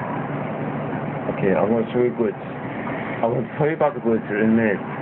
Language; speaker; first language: English; native; English